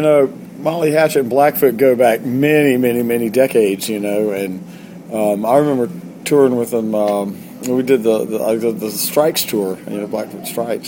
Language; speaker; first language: English; native; English